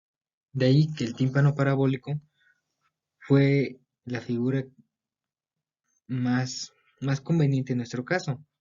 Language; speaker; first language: Spanish; native; Spanish